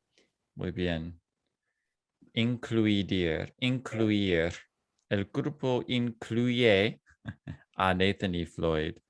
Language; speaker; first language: Spanish; non-native, fluent; English